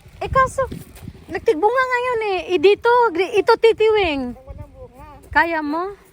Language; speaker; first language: Filipino; native; Filipino